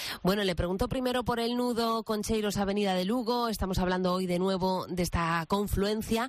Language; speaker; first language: Spanish; native; Spanish